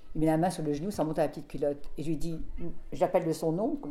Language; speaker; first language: French; native; French